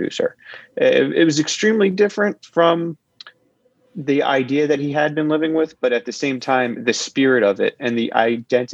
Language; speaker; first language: English; native; English